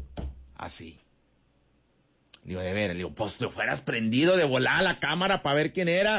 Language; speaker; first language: Spanish; native; Spanish